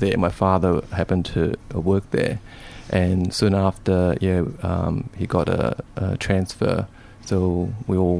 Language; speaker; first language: English; non-native, local second language; Cantonese